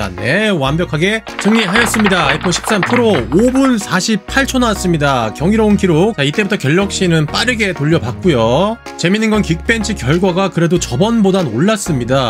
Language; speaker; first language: Korean; native; Korean